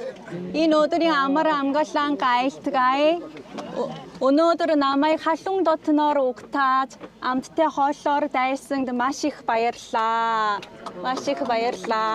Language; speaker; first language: Mongolian; non-native, learner; Korean